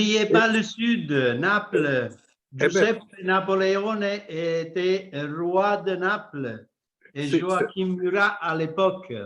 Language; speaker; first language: French; non-native, fluent; Italian